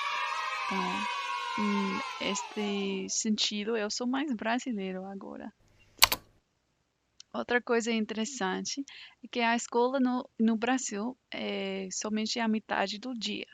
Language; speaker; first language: Portuguese; non-native, fluent; English